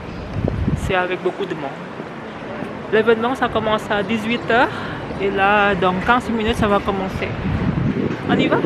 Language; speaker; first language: French; non-native, fluent; Indonesian